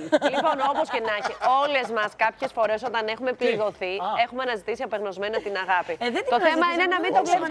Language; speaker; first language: Greek; native; Greek